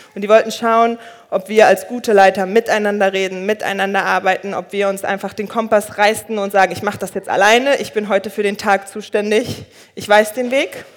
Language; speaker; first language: German; early bilingual, other home language; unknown